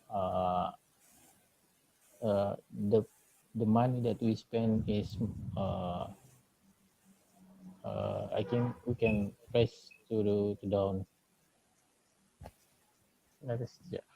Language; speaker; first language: English; non-native, learner; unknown